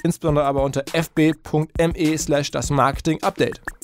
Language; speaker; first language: German; native; German